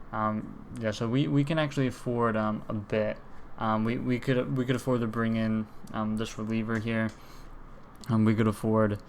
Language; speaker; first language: English; native; English